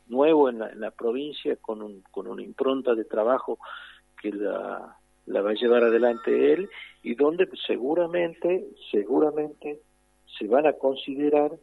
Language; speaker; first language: Spanish; native; Spanish